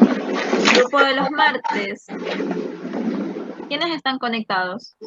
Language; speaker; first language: Spanish; native; Spanish